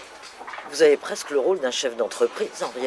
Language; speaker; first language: French; native; French